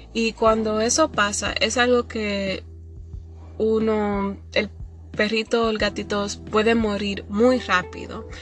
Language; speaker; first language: Spanish; early bilingual, heritage; Spanish